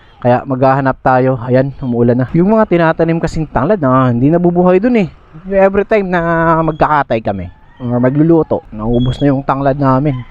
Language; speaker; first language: Filipino; non-native, local second language; Masbatenyo